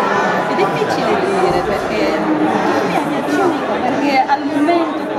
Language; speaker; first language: Italian; non-native, learner; French